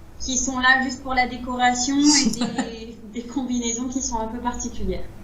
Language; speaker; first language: French; native; French